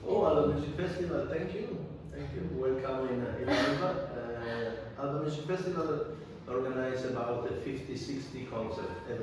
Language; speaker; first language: English; non-native, fluent; Italian